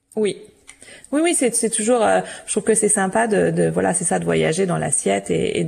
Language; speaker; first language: French; native; French